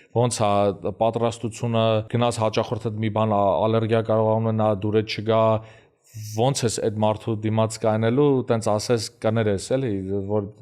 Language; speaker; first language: Armenian; early bilingual, heritage; Armenian